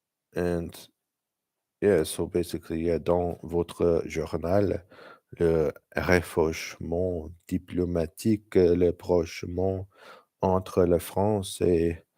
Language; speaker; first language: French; non-native, learner; English